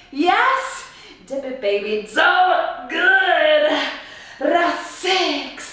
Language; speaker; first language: English; native; English